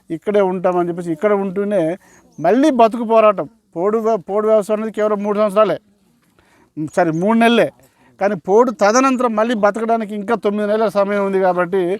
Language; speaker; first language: Telugu; non-native, local second language; Koya